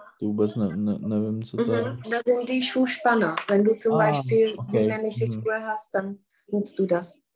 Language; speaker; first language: German; non-native, fluent; Czech